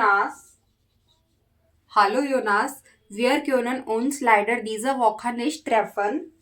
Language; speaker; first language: German; non-native, learner; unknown